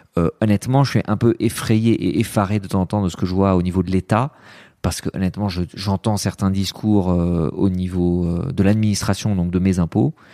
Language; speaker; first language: French; early bilingual, other home language; Arabic